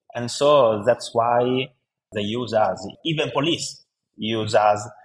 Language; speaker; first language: English; non-native, fluent; Italian